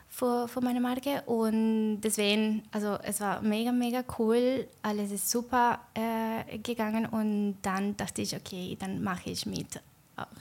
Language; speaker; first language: German; non-native, learner; Spanish